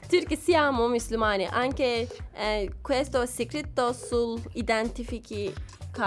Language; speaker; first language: Italian; non-native, learner; Turkish